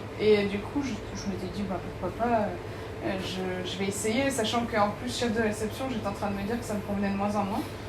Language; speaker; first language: French; native; French